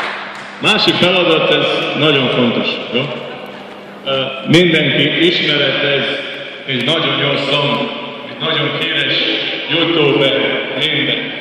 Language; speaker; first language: Hungarian; non-native, learner; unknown